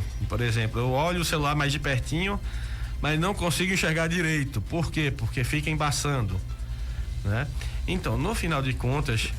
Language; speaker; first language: Portuguese; native; Portuguese